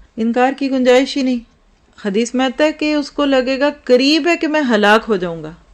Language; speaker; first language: Urdu; native; Urdu